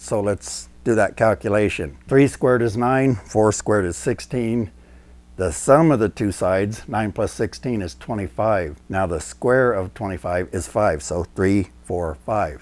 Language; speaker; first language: English; native; English